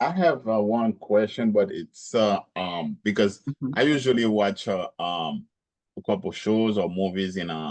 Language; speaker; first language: English; non-native, local second language; Haitian Creole